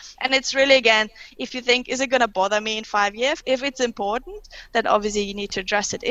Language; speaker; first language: English; non-native, fluent; Russian